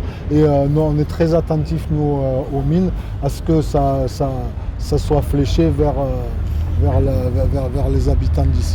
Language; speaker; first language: French; native; French